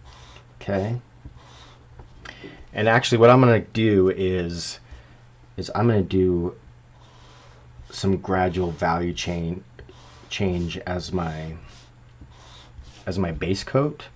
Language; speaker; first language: English; native; English